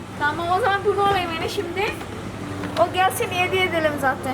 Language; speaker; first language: Turkish; non-native, learner; Indonesian